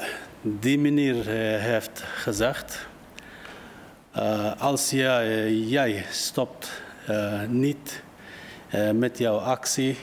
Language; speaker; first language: Dutch; non-native, learner; Uyghur